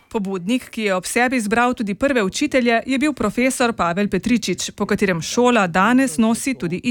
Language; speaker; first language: Slovenian; native; Slovenian